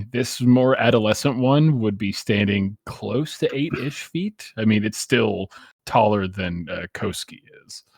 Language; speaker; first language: English; native; English